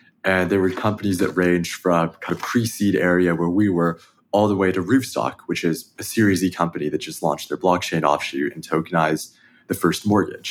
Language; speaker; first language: English; native; English